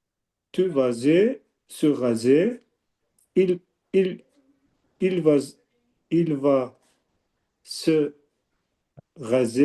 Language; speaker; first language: French; non-native, learner; Azerbaijani